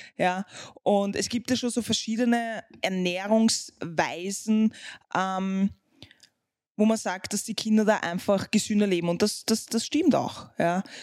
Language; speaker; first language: German; native; German